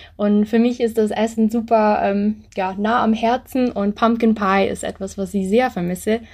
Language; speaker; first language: German; early bilingual, other home language; English